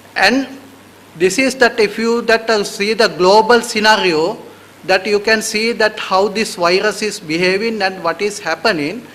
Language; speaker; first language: English; non-native, local second language; Sinhala